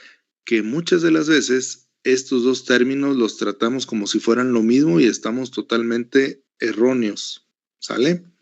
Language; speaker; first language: Spanish; native; Spanish